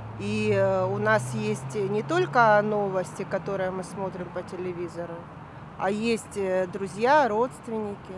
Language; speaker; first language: Russian; native; Russian